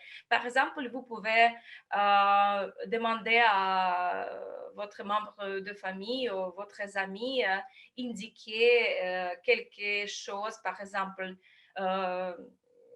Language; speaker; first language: French; non-native, fluent; Russian